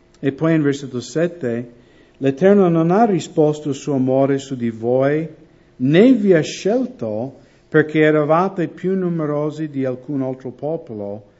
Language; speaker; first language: Italian; non-native, fluent; English